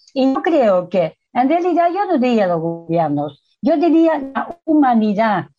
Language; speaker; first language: Spanish; non-native, fluent; Dutch